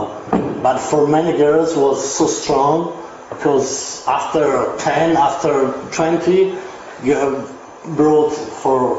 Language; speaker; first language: English; non-native, learner; Italian